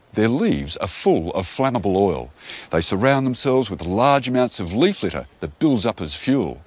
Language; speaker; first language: English; native; English